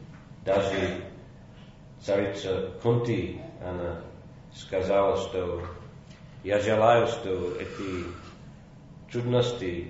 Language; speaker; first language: Russian; non-native, fluent; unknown